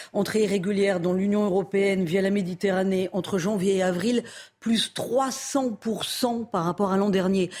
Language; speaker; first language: French; native; French